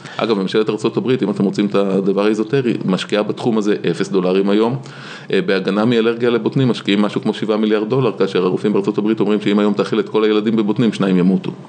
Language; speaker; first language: Hebrew; native; Hebrew